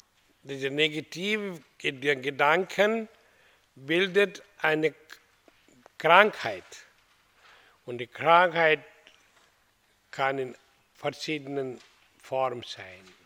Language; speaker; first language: German; non-native, learner; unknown